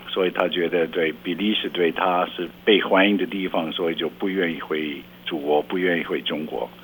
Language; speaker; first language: Chinese; non-native, fluent; Dutch